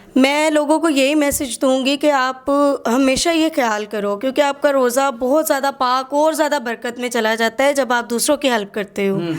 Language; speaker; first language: Urdu; native; Urdu